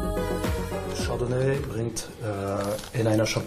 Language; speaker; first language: German; non-native, fluent; French